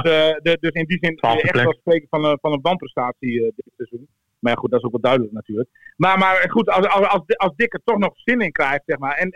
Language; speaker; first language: Dutch; native; Dutch